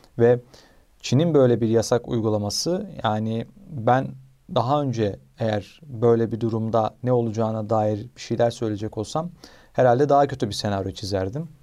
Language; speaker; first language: Turkish; native; Turkish